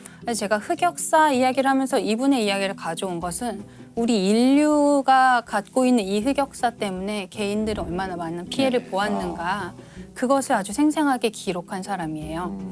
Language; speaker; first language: Korean; native; Korean